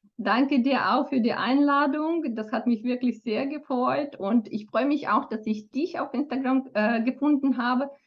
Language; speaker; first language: German; non-native, fluent; Romanian